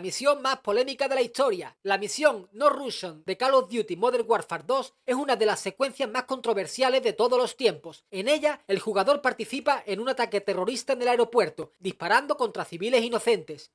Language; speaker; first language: Spanish; native; Spanish